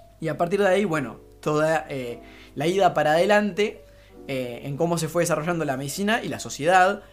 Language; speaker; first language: Spanish; native; Spanish